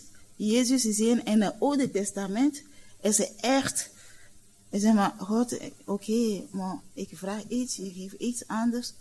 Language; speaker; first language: Dutch; non-native, learner; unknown